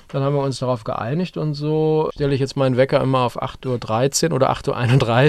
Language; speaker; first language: German; native; German